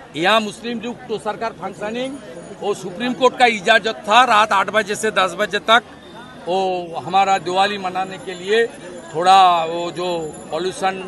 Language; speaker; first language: Hindi; non-native, local second language; Bangla